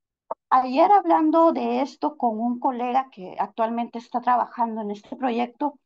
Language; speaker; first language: Spanish; native; Spanish